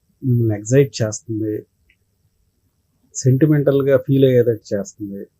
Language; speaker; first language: Telugu; native; Telugu